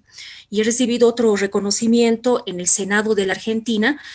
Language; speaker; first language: Spanish; native; Spanish